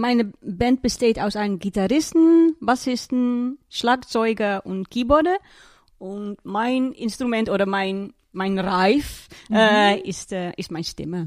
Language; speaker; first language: German; non-native, learner; Dutch